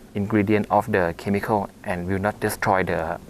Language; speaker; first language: English; non-native, fluent; Thai